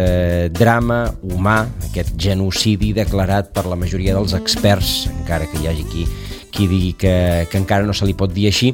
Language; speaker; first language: Spanish; non-native, local second language; Catalan